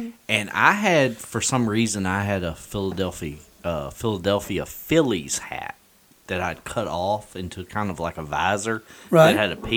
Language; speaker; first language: English; native; English